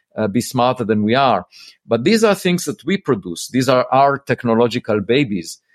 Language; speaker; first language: English; non-native, fluent; Hebrew